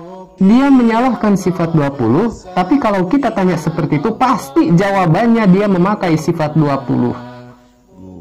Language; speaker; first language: Indonesian; non-native, local second language; Sundanese